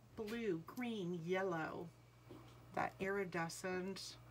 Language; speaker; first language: English; native; English